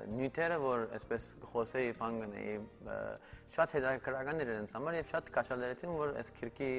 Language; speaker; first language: Armenian; early bilingual, heritage; Armenian